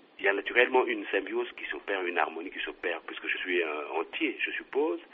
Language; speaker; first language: French; non-native, local second language; Kongo